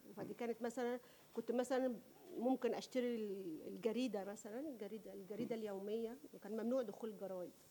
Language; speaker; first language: Arabic; native; Arabic